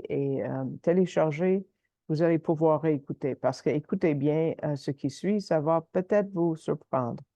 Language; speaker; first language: French; native; French